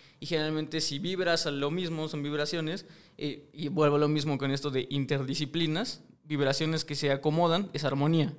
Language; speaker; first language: Spanish; native; Spanish